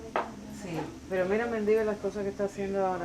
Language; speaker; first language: Spanish; native; Spanish